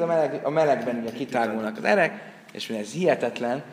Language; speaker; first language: Hungarian; native; Hungarian